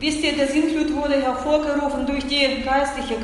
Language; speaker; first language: German; non-native, fluent; Russian